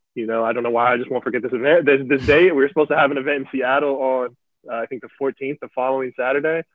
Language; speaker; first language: English; native; English